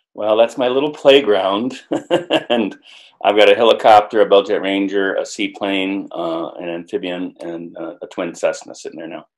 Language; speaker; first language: English; native; English